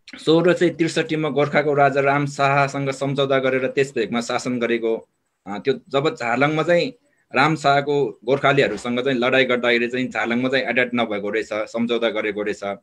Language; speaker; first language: Nepali; non-native, local second language; Eastern Tamang